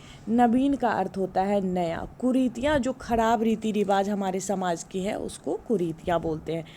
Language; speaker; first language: Hindi; native; Hindi